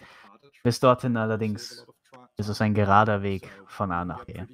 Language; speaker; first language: German; native; German